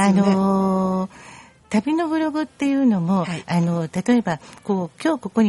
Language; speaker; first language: Japanese; native; Japanese